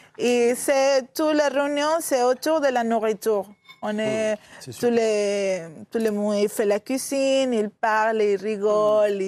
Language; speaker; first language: French; non-native, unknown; Spanish